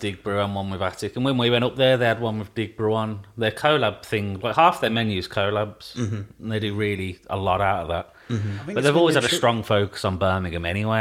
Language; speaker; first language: English; native; English